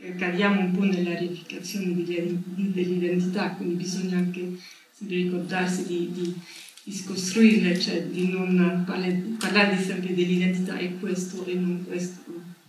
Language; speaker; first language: Italian; non-native, learner; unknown